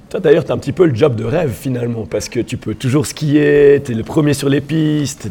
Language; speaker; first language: French; native; French